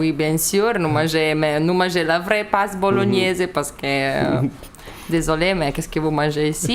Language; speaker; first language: French; non-native, learner; Lithuanian